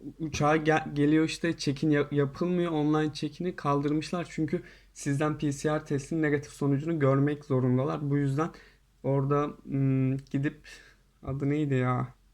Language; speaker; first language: Turkish; native; Turkish